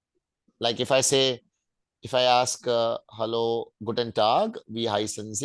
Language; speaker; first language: German; non-native, fluent; Hindi